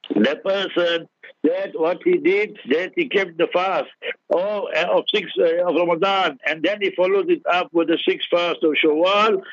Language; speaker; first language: English; early bilingual, other home language; Urdu